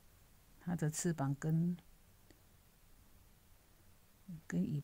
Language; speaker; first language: Chinese; native; Chinese